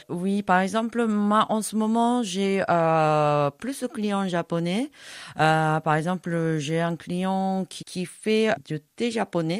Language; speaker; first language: French; non-native, fluent; Japanese